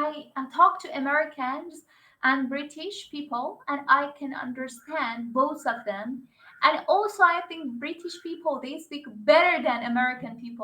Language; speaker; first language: English; non-native, fluent; Bulgarian